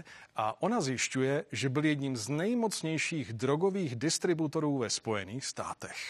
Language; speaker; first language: Czech; native; Czech